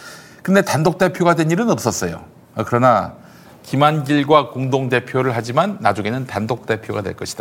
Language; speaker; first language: Korean; native; Korean